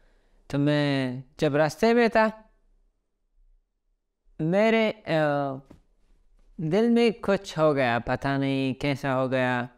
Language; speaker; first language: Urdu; early bilingual, other home language; Pashto